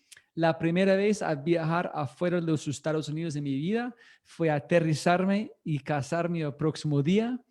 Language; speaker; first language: Spanish; non-native, fluent; English